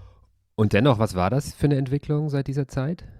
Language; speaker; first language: German; native; German